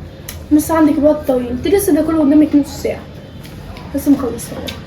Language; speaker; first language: Arabic; native; Arabic